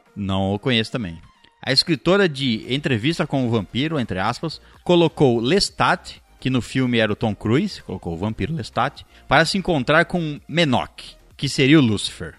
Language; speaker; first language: Portuguese; native; Portuguese